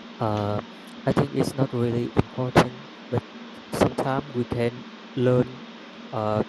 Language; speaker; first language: English; non-native, learner; Vietnamese